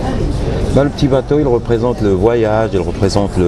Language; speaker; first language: French; non-native, local second language; Arabic